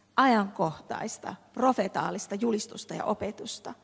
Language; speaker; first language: Finnish; native; Finnish